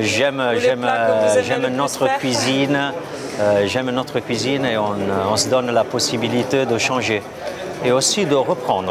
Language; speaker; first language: French; non-native, fluent; Italian